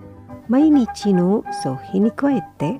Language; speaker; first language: Japanese; non-native, fluent; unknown